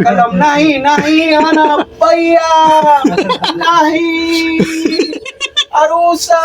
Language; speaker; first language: Arabic; non-native, learner; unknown